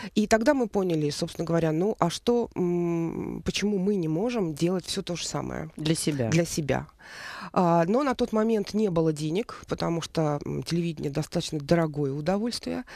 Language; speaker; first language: Russian; native; Russian